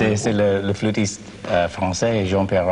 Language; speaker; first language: French; non-native, learner; English